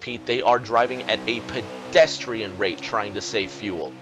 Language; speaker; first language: English; native; English